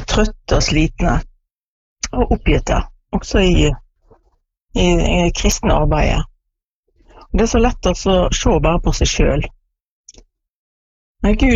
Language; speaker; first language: Norwegian; native; Norwegian